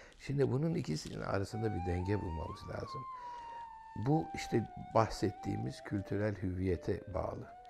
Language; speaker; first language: Turkish; native; Turkish